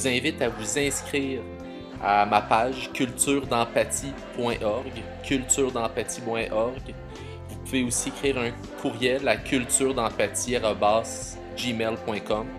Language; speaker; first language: French; native; French